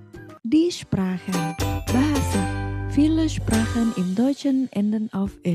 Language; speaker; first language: German; non-native, fluent; Indonesian